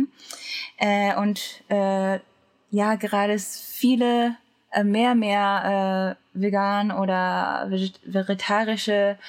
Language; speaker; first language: German; non-native, learner; Japanese